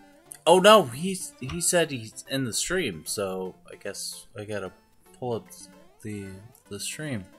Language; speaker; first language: English; native; English